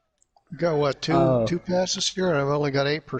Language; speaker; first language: English; native; English